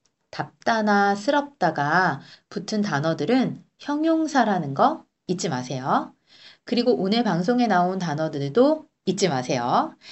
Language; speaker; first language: Korean; native; Korean